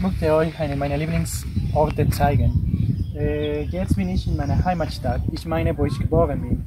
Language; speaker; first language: German; non-native, learner; Spanish